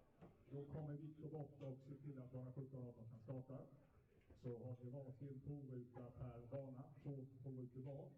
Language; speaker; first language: Swedish; native; Swedish